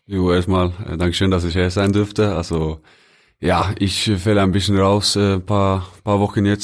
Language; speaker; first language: German; non-native, fluent; Norwegian